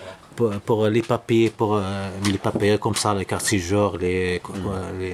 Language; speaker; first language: French; non-native, local second language; Arabic